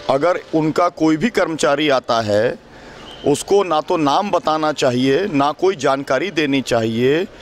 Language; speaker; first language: Hindi; native; Hindi